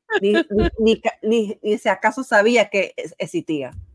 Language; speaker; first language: Spanish; early bilingual, heritage; Spanish